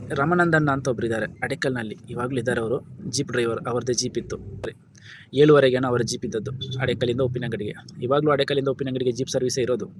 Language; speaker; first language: Kannada; native; Kannada